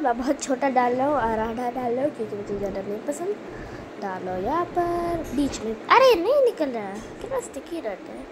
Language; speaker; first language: Hindi; native; Hindi